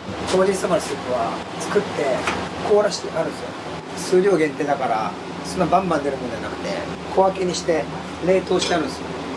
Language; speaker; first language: Japanese; native; Japanese